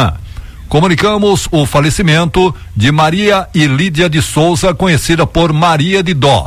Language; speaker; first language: Portuguese; native; Portuguese